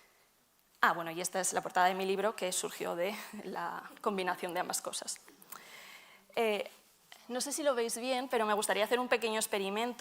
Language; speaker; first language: Spanish; native; Spanish